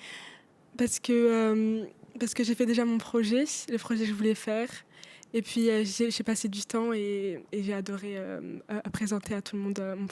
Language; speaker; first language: French; non-native, local second language; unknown